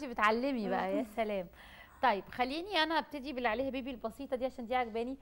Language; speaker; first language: Arabic; native; Arabic